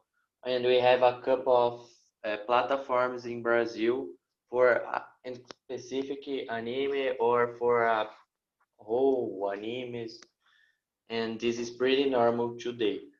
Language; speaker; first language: English; non-native, learner; Portuguese